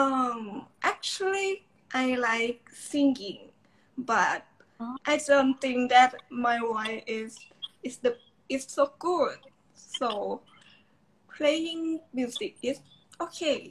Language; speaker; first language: English; non-native, learner; Thai